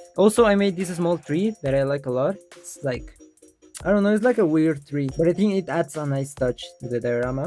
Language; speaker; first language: English; non-native, local second language; Spanish